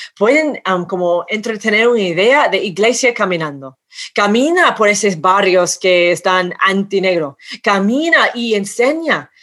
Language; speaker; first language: Spanish; non-native, fluent; English